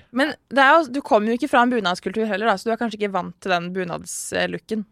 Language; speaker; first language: Norwegian; native; Norwegian